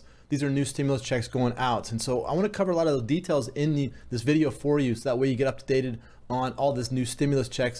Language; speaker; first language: English; native; English